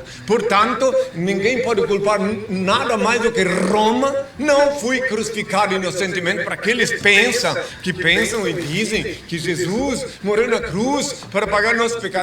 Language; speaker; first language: Portuguese; native; Portuguese